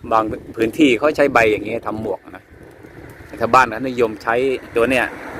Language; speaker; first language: Thai; native; Thai